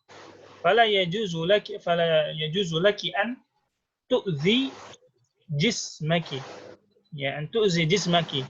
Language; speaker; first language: Arabic; non-native, fluent; Indonesian